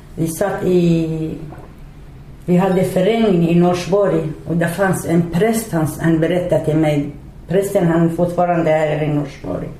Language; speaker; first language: Swedish; non-native, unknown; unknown